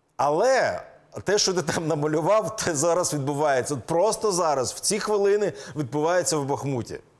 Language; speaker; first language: Ukrainian; native; Ukrainian